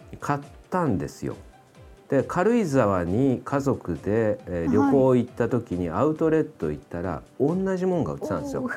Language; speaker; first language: Japanese; native; Japanese